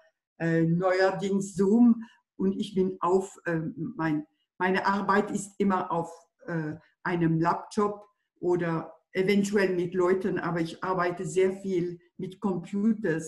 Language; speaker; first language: German; non-native, fluent; French